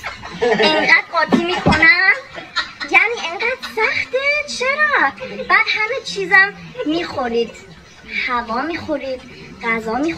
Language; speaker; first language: Persian; non-native, fluent; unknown